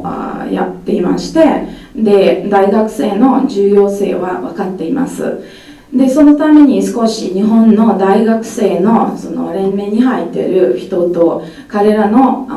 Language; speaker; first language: Japanese; non-native, fluent; Serbian